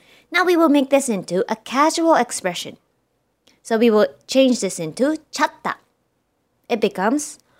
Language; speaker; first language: English; non-native, fluent; Japanese